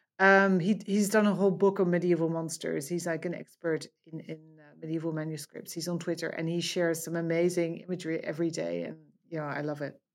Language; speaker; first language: English; non-native, fluent; Dutch